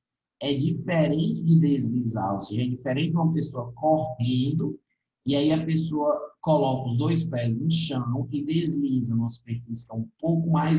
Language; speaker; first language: Portuguese; native; Portuguese